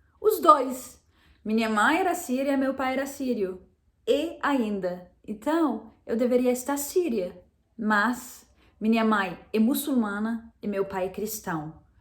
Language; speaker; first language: Portuguese; non-native, fluent; Arabic